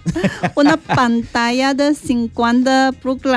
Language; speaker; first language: Spanish; non-native, learner; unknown